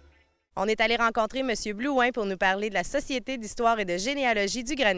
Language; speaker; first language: French; native; French